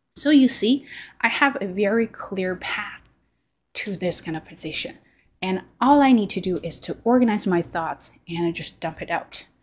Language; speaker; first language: English; non-native, fluent; Chinese